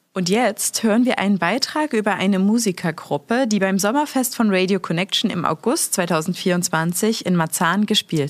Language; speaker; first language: German; native; German